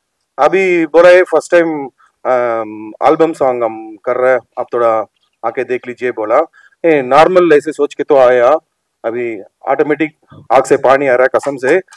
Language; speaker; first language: Hindi; non-native, local second language; Telugu